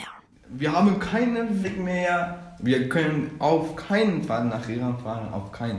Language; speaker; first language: German; non-native, learner; Persian